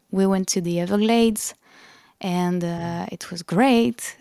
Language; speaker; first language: English; non-native, fluent; French